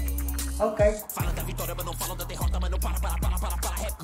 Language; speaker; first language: Portuguese; non-native, learner; English